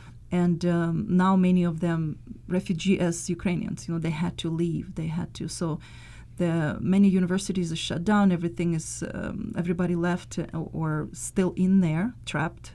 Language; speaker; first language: English; non-native, fluent; Russian